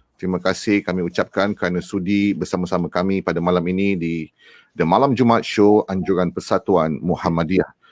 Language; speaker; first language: Malay; native; Malay